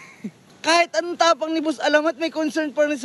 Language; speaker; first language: Filipino; native; Filipino